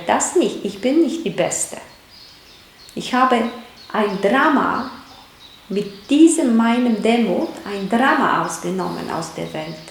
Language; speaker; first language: German; non-native, fluent; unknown